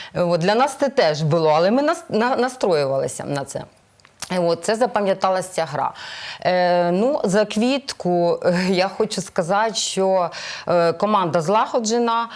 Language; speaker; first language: Ukrainian; native; Ukrainian